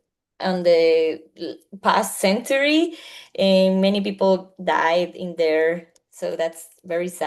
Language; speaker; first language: English; non-native, learner; Spanish